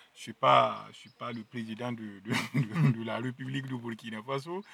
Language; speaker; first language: French; non-native, local second language; Mossi